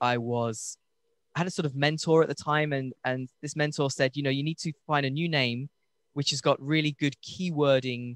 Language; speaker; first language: English; native; English